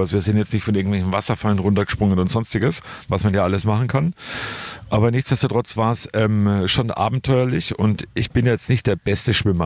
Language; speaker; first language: German; native; German